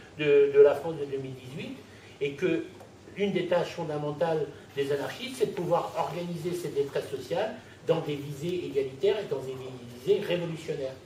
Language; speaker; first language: French; native; French